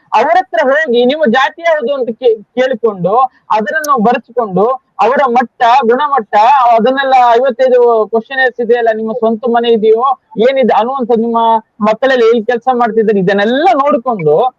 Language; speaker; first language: Kannada; non-native, local second language; Konkani